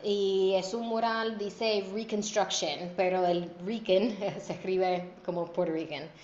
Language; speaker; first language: Spanish; non-native, fluent; English